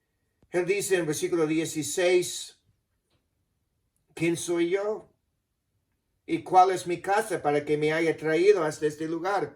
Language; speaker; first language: Spanish; non-native, fluent; English